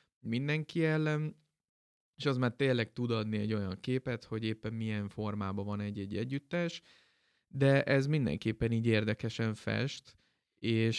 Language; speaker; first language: Hungarian; native; Hungarian